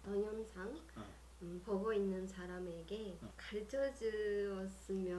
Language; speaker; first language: Korean; non-native, learner; Japanese